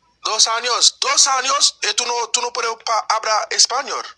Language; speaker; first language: Spanish; non-native, learner; Haitian Creole